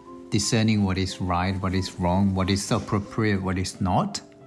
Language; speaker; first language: English; non-native, fluent; Korean